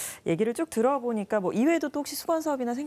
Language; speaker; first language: Korean; native; Korean